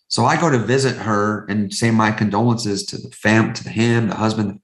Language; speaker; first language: English; native; English